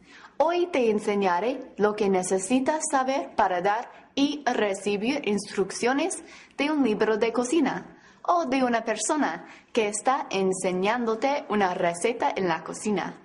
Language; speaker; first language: Spanish; non-native, fluent; English